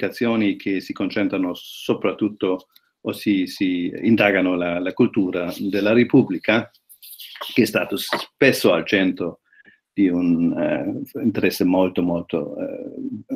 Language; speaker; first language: Italian; non-native, fluent; German